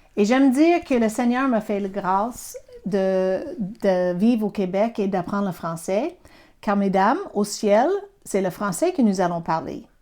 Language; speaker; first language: French; non-native, fluent; English